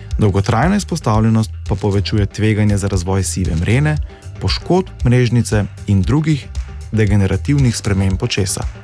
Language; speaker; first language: Slovenian; native; Slovenian